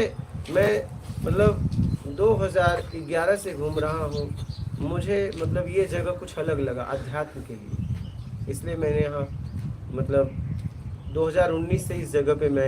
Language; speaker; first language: Hindi; native; Hindi